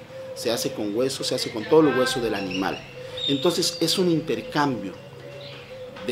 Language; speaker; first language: Spanish; native; Spanish